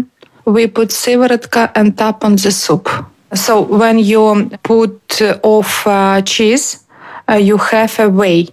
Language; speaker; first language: English; non-native, learner; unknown